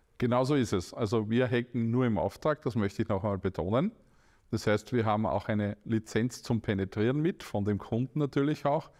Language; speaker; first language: German; native; German